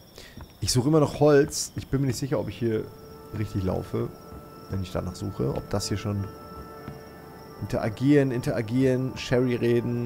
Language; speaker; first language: German; native; German